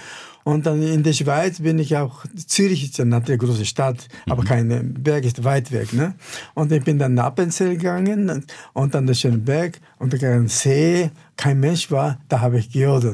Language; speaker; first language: German; non-native, fluent; Japanese